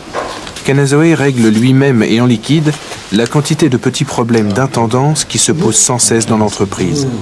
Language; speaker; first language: French; native; French